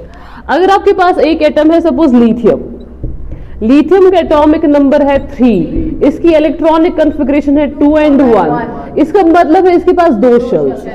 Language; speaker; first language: Hindi; non-native, local second language; Kashmiri